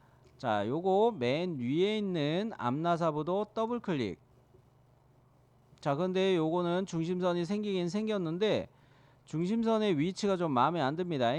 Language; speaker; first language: Korean; native; Korean